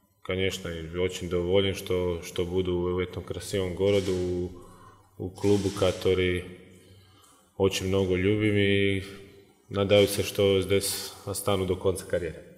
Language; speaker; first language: Russian; non-native, fluent; Croatian